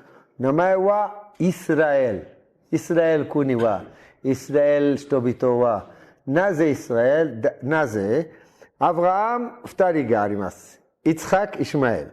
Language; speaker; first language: Japanese; non-native, learner; Hebrew